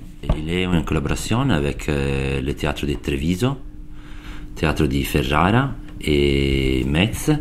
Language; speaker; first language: French; non-native, learner; Italian